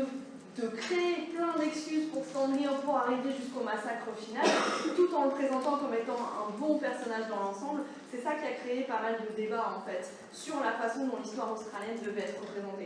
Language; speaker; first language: French; native; French